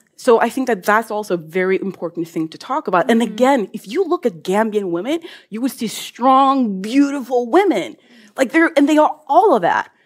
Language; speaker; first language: English; non-native, fluent; Norwegian